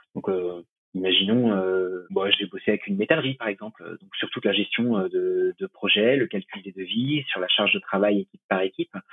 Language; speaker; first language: French; native; French